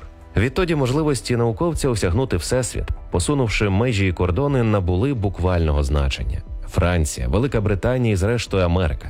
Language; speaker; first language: Ukrainian; native; Ukrainian